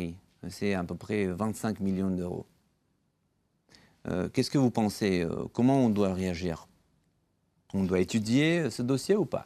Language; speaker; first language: French; non-native, fluent; Georgian